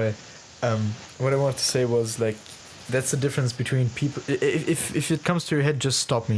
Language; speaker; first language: English; non-native, fluent; German